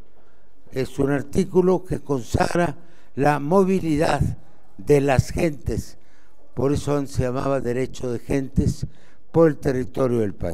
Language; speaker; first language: Spanish; native; Spanish